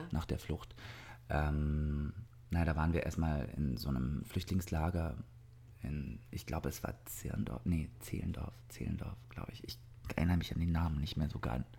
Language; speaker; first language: German; early bilingual, other home language; Russian